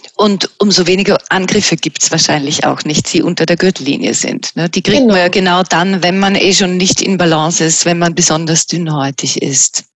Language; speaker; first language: German; native; German